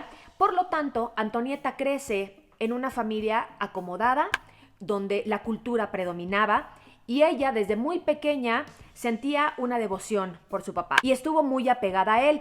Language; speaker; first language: Spanish; native; Spanish